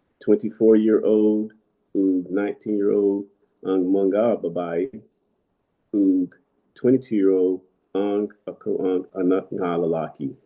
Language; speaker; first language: Cebuano; non-native, learner; English